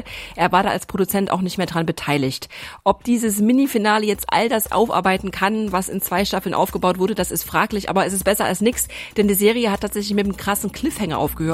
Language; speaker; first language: German; native; German